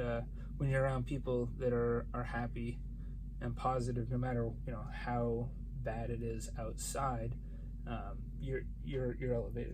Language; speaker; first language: English; native; English